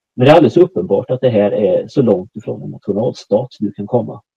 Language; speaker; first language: Swedish; native; Swedish